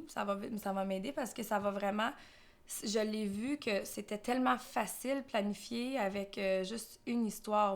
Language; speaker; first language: French; native; French